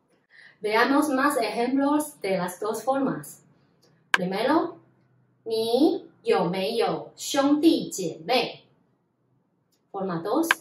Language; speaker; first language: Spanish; non-native, fluent; Chinese